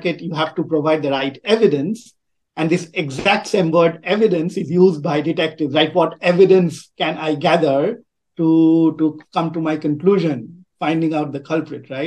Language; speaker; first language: English; non-native, local second language; Bangla